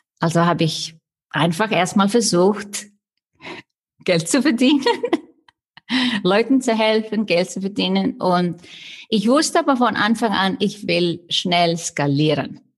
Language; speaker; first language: German; non-native, fluent; Icelandic